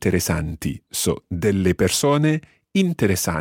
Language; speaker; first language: Italian; non-native, fluent; English